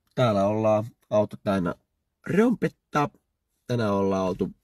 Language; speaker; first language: Finnish; native; Finnish